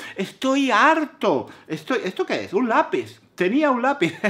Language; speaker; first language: Spanish; native; Spanish